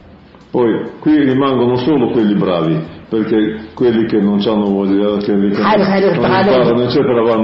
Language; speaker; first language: Italian; early bilingual, heritage; Italian